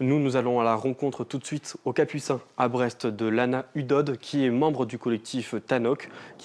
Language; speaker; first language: French; native; French